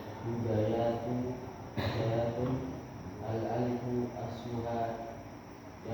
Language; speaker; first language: Arabic; non-native, learner; Indonesian